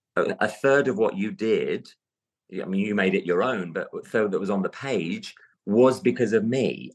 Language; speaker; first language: English; native; English